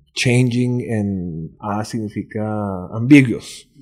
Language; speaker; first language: Spanish; native; Spanish